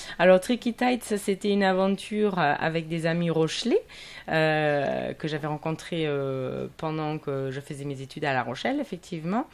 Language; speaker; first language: French; non-native, fluent; German